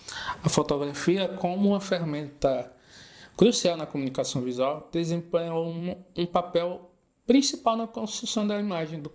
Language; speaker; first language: Portuguese; native; Portuguese